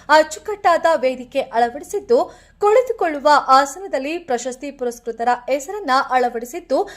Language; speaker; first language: Kannada; non-native, local second language; Lambadi